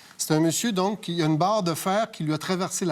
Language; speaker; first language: French; native; French